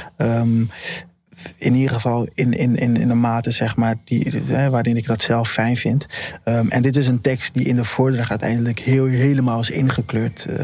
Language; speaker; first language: Dutch; early bilingual, other home language; Papiamento